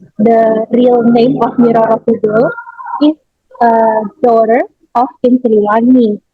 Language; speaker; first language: English; non-native, learner; Indonesian